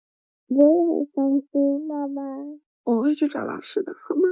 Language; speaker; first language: Chinese; early bilingual, heritage; Chinese